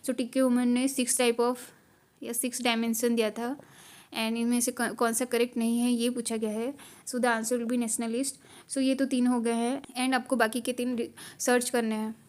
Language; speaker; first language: Hindi; native; Hindi